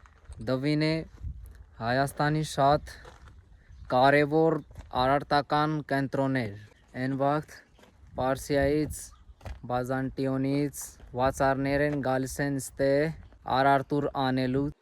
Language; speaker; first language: Armenian; non-native, learner; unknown